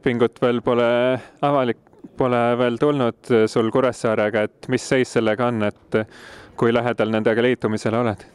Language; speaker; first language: Estonian; native; Estonian